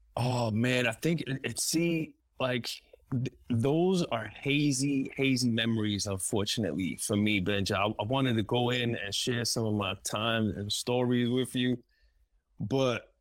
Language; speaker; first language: English; early bilingual, other home language; Spanish